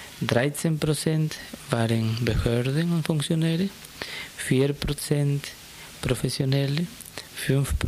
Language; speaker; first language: German; non-native, fluent; Spanish